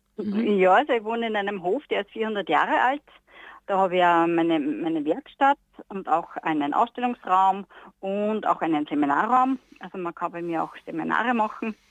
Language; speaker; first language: German; native; German